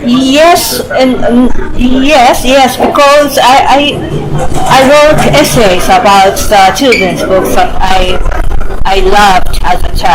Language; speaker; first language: English; non-native, fluent; Japanese